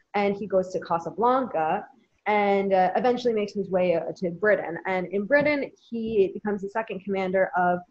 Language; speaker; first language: English; native; English